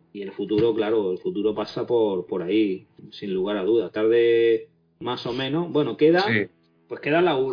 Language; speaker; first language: Spanish; native; Spanish